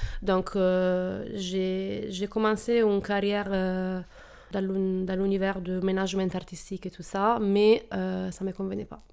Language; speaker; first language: French; non-native, fluent; Italian